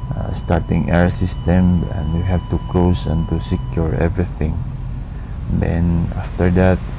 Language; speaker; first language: English; non-native, local second language; Filipino